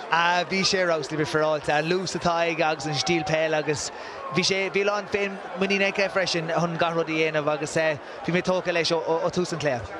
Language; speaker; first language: Irish; non-native, local second language; English